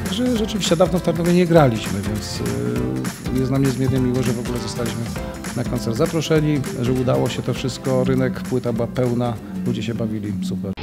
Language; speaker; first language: Polish; native; Polish